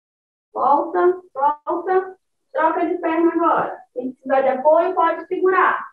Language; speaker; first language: Portuguese; native; Portuguese